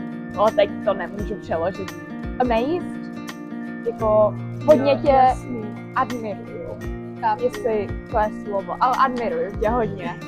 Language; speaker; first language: Czech; early bilingual, heritage; Czech